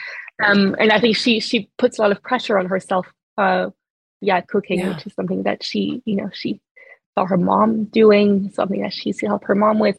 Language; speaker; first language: English; non-native, fluent; French